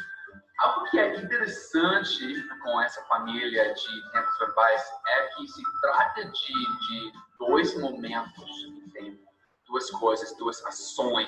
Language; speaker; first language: Portuguese; non-native, fluent; English